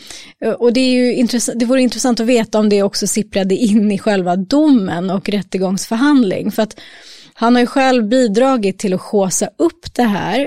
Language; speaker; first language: Swedish; native; Swedish